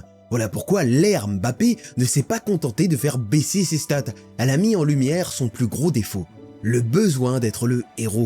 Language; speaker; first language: French; native; French